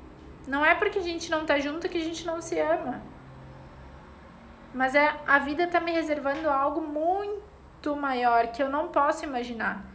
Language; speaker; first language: Portuguese; native; Portuguese